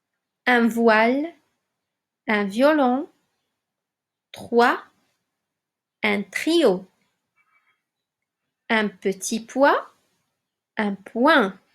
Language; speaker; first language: French; non-native, local second language; Arabic